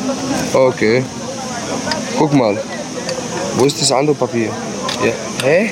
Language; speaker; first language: German; non-native, fluent; Arabic